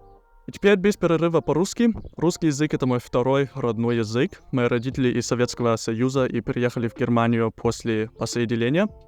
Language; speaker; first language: Russian; early bilingual, heritage; German